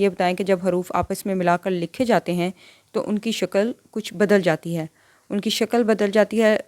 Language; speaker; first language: Urdu; native; Urdu